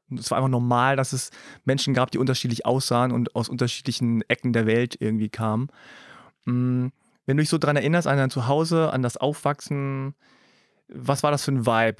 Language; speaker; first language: German; early bilingual, other home language; Korean